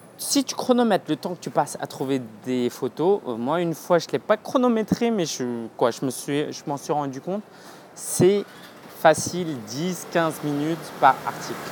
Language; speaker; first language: French; native; French